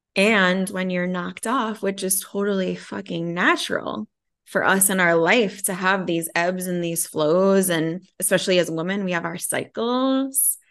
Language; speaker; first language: English; native; English